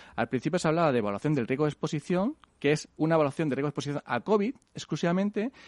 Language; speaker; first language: Spanish; native; Spanish